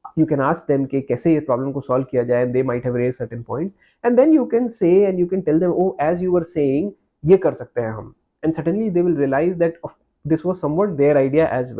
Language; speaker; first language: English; non-native, local second language; Hindi